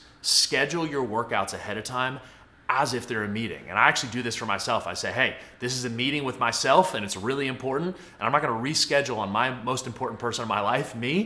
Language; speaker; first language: English; native; English